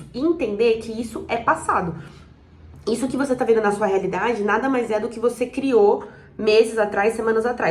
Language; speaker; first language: Portuguese; native; Portuguese